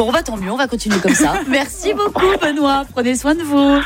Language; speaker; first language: French; native; French